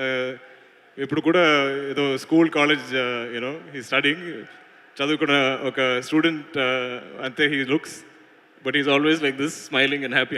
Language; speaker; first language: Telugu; non-native, learner; Malayalam